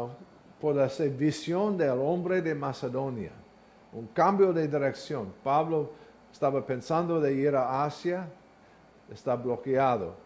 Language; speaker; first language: Spanish; non-native, learner; English